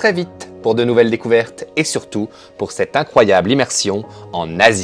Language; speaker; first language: French; native; French